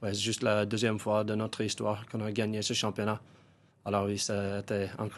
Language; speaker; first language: French; non-native, fluent; English